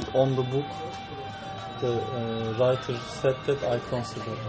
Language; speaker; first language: English; non-native, learner; Turkish